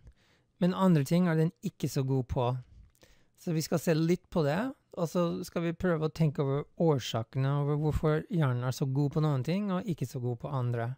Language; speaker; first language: Norwegian; non-native, fluent; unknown